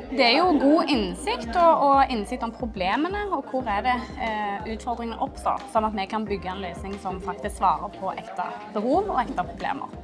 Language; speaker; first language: Norwegian; native; Norwegian